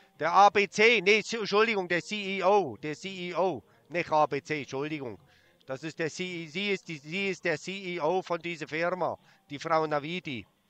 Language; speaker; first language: German; native; German